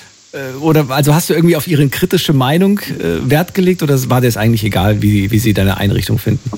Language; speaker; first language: German; native; German